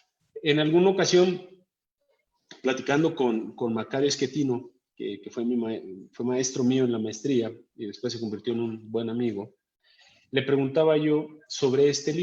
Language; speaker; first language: Spanish; native; Spanish